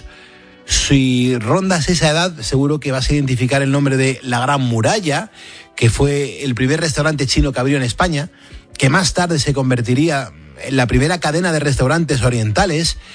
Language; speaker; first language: Spanish; native; Spanish